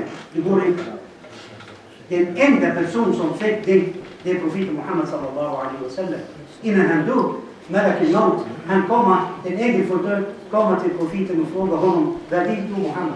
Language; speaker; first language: Swedish; non-native, fluent; Arabic